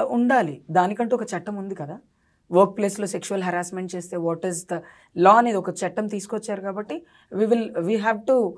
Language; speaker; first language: Telugu; native; Telugu